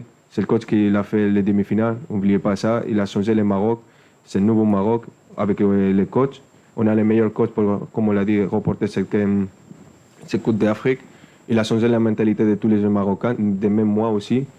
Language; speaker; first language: French; non-native, fluent; Spanish